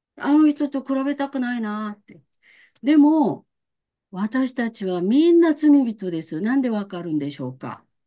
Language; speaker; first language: Japanese; non-native, fluent; Korean